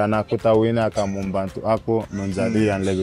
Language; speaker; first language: Indonesian; non-native, fluent; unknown